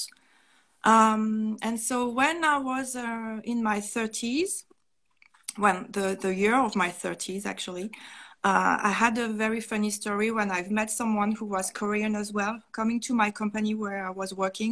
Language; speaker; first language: English; non-native, fluent; French